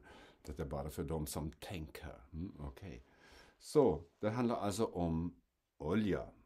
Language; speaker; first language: Swedish; non-native, fluent; German